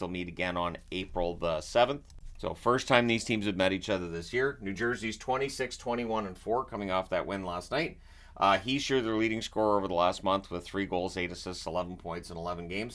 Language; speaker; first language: English; native; English